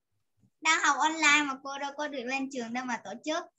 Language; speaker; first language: Vietnamese; native; Vietnamese